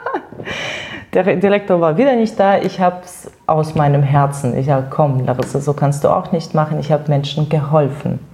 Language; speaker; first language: German; non-native, fluent; Russian